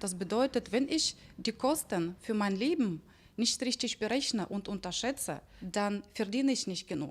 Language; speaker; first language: German; non-native, fluent; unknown